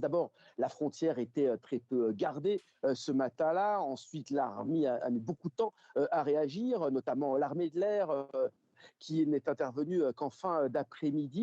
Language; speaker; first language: French; native; French